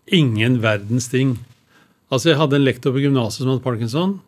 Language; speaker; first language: Norwegian; native; Norwegian